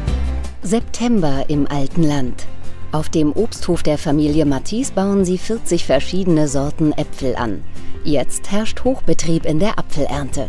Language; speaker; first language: German; native; German